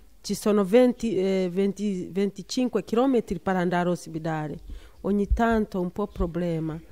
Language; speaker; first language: Italian; non-native, learner; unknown